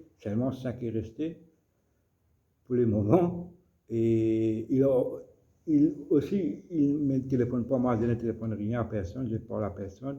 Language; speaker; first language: French; non-native, local second language; Morisyen